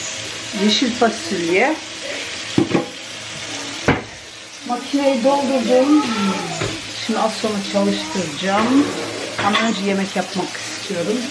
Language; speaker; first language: Turkish; early bilingual, other home language; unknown